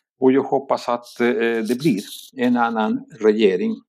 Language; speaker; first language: Swedish; non-native, fluent; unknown